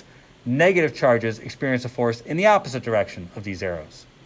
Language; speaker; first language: English; native; English